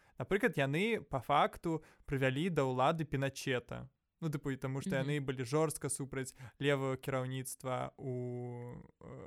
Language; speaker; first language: Belarusian; non-native, local second language; Russian